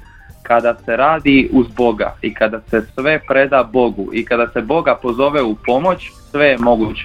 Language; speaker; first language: Croatian; native; Croatian